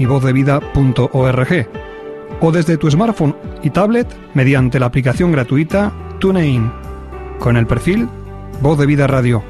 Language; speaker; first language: Spanish; native; Spanish